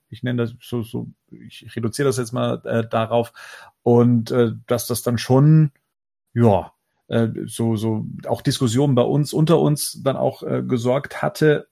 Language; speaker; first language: German; native; German